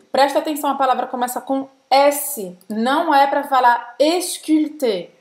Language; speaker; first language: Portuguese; native; Portuguese